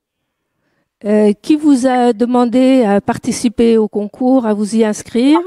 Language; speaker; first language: French; native; French